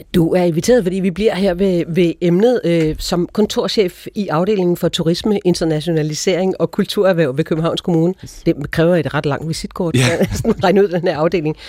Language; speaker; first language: Danish; native; Danish